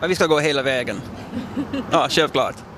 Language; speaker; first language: Swedish; non-native, learner; Dutch